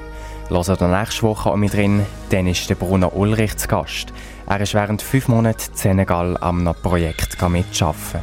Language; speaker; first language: German; native; German